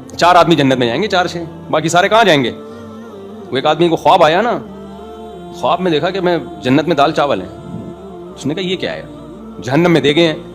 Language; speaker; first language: Urdu; native; Urdu